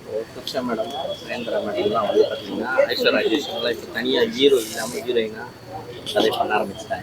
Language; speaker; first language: Tamil; native; Tamil